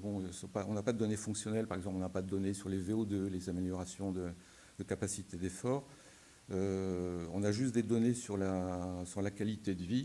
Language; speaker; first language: French; native; French